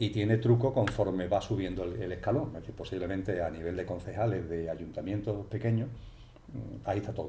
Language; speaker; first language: Spanish; native; Spanish